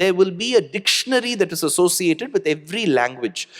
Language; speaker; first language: English; non-native, local second language; Tamil